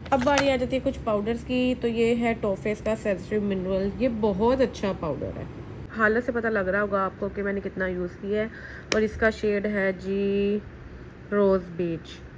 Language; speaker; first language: Urdu; native; Urdu